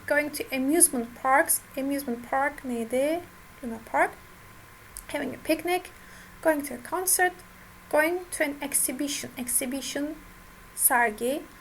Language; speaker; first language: English; non-native, fluent; Turkish